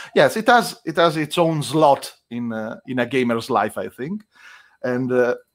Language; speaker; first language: English; non-native, fluent; Italian